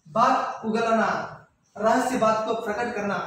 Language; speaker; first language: Hindi; non-native, local second language; Kannada